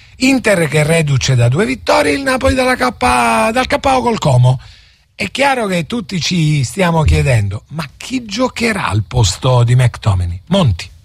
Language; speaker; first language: Italian; native; Italian